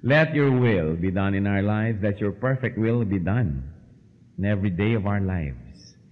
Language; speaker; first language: English; non-native, local second language; Filipino